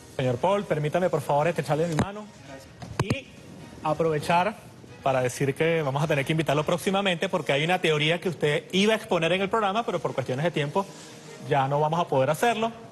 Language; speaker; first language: Spanish; native; Spanish